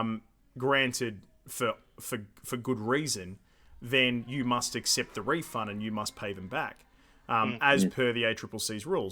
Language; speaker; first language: English; native; English